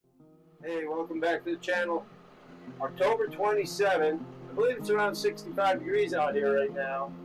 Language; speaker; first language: English; native; English